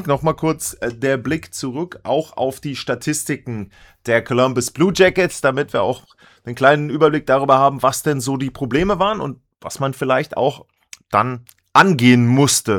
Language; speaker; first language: German; native; German